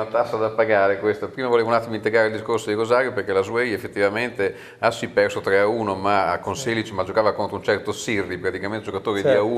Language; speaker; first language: Italian; native; Italian